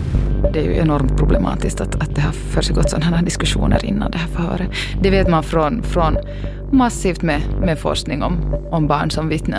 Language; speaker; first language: Swedish; native; Swedish